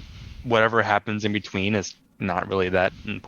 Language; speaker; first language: English; native; English